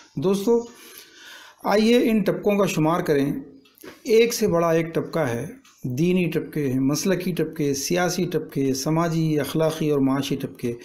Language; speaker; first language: Urdu; native; Urdu